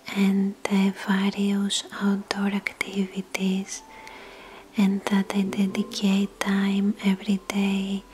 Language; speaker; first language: English; non-native, fluent; Greek